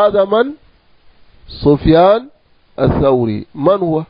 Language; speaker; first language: Arabic; non-native, fluent; French